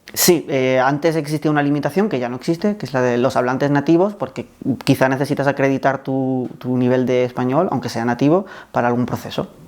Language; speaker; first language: Spanish; native; Spanish